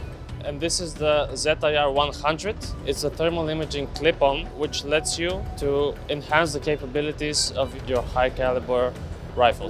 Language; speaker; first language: English; non-native, fluent; Bulgarian